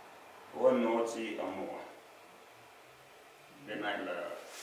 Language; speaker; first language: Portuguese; non-native, learner; English